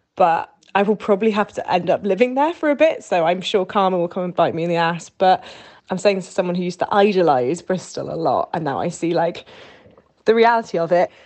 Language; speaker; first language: English; native; English